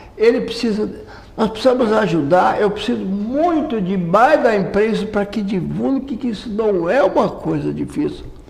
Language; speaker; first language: Portuguese; native; Portuguese